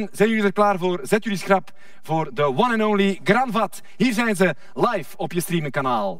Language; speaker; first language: Dutch; native; Dutch